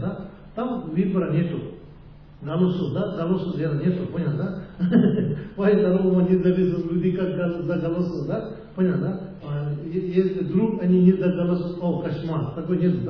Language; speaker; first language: Russian; non-native, learner; Tibetan